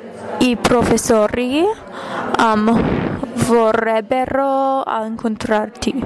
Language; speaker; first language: Italian; non-native, learner; English